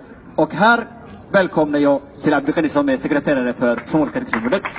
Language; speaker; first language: Swedish; non-native, fluent; Somali